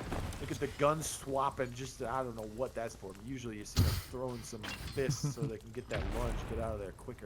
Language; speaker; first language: English; native; English